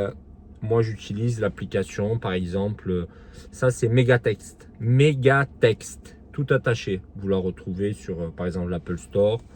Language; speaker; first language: French; native; French